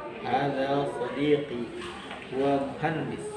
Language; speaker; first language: Arabic; non-native, learner; Indonesian